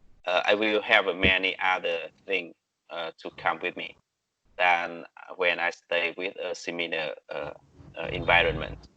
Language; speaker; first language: English; non-native, learner; Vietnamese